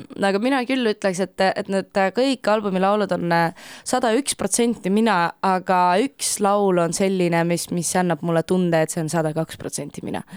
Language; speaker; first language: Estonian; native; Estonian